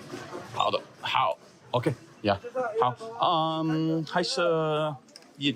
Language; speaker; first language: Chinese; non-native, learner; English